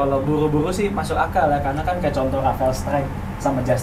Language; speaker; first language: Indonesian; native; Indonesian